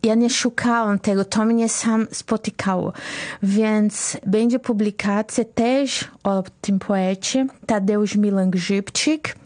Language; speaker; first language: Polish; non-native, fluent; Portuguese